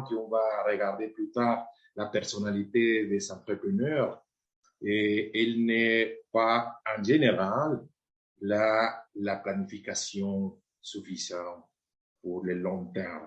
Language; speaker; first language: French; non-native, fluent; Spanish